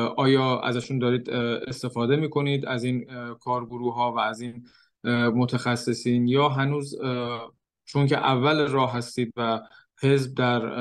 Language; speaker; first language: Persian; native; Persian